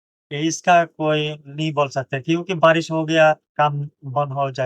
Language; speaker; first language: Hindi; non-native, learner; Bangla